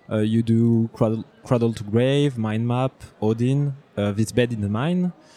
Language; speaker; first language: English; non-native, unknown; French